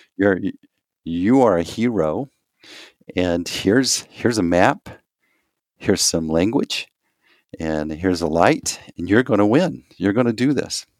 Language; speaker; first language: English; native; English